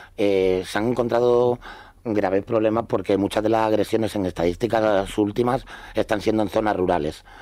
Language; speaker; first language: Spanish; native; Spanish